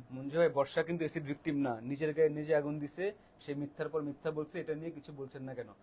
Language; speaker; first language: Bangla; native; Bangla